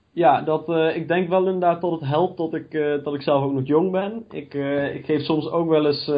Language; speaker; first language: Dutch; native; Dutch